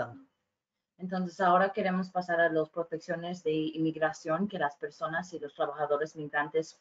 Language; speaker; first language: Spanish; non-native, fluent; English